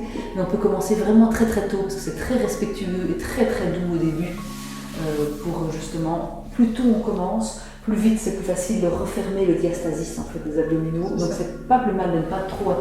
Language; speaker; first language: French; native; French